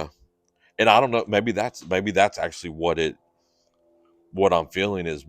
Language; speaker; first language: English; native; English